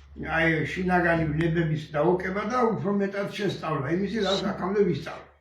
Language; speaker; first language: Georgian; non-native, local second language; Svan